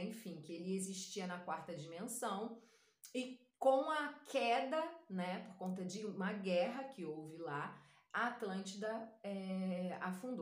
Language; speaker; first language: Portuguese; native; Portuguese